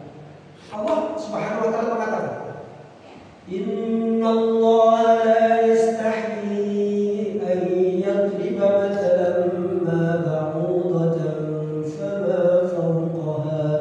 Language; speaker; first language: Indonesian; non-native, local second language; Javanese